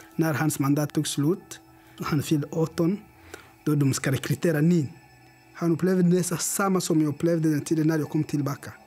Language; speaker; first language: Swedish; non-native, learner; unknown